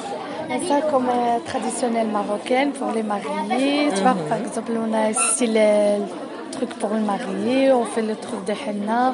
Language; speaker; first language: French; non-native, learner; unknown